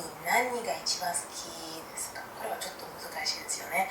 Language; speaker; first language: Japanese; non-native, learner; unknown